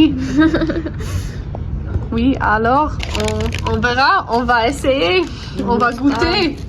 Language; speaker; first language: French; non-native, learner; English